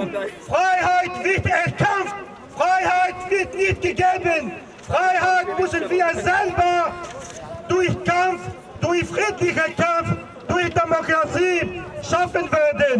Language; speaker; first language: German; non-native, fluent; Kurdish